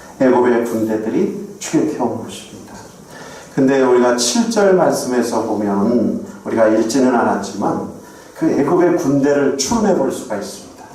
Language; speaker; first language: Korean; native; Korean